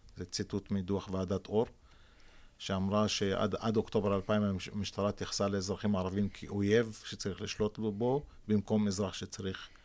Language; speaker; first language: Hebrew; non-native, local second language; Arabic